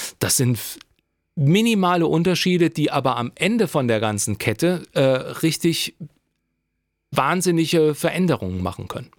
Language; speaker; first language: German; native; German